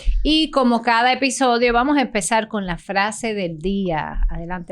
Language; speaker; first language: Spanish; native; Spanish